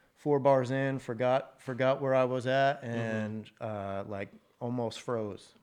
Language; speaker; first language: English; native; English